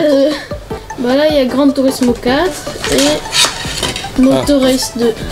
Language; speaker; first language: French; native; French